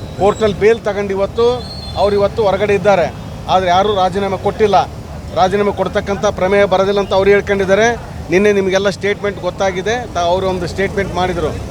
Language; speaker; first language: Kannada; native; Kannada